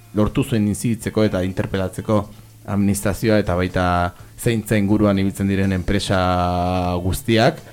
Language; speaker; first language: Basque; native; Basque